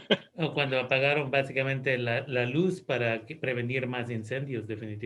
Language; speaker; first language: Spanish; native; Spanish